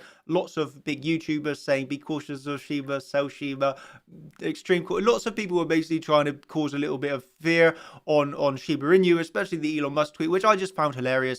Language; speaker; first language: English; native; English